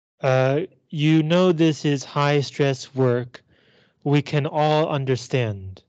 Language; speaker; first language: English; non-native, fluent; Chinese